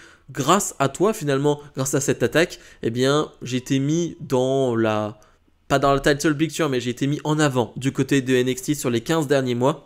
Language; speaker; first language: French; native; French